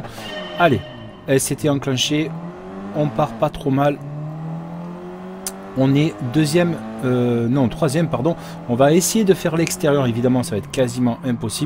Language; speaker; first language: French; native; French